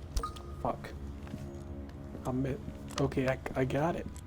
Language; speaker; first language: English; native; English